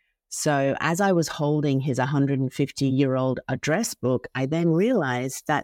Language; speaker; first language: English; native; English